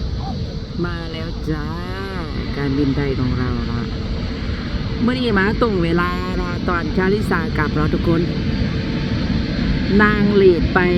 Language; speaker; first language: Thai; non-native, local second language; Northeastern Thai